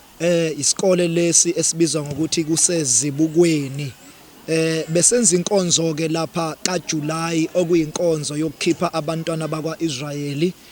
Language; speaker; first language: Zulu; native; Zulu